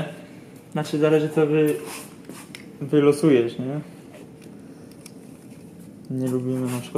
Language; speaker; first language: Polish; native; Polish